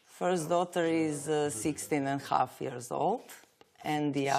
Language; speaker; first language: English; non-native, learner; Serbian